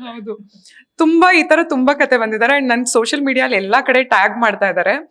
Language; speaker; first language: Kannada; native; Kannada